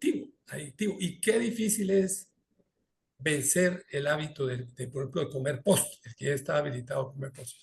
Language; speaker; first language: Spanish; native; Spanish